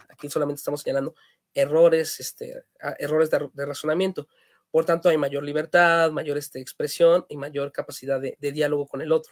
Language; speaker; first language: Spanish; native; Spanish